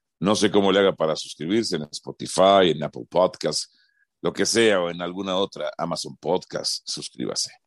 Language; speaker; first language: Spanish; native; Spanish